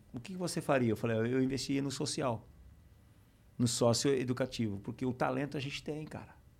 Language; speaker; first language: Portuguese; native; Portuguese